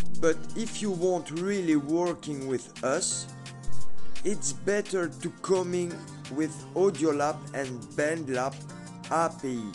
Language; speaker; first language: English; non-native, learner; French